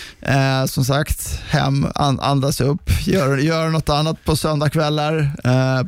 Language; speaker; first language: Swedish; native; Swedish